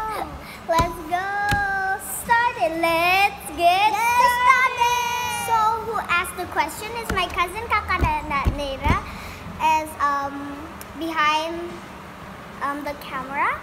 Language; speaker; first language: English; early bilingual, other home language; Indonesian